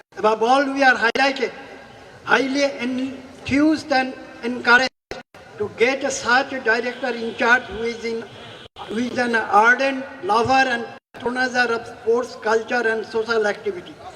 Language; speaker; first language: English; non-native, local second language; Bangla